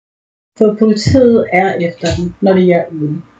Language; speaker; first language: Danish; early bilingual, other home language; Urdu